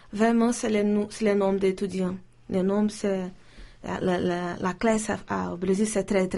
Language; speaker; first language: French; non-native, learner; Portuguese